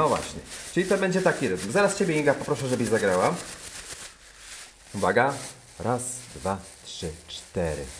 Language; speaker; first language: Polish; native; Polish